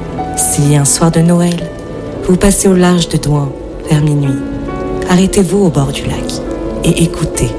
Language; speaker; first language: French; native; French